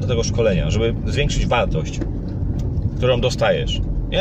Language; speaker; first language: Polish; native; Polish